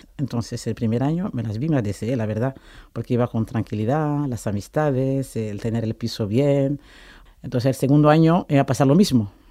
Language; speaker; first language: Spanish; non-native, fluent; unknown